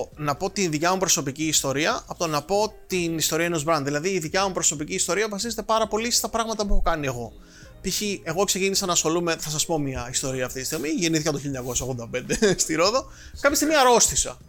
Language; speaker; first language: Greek; native; Greek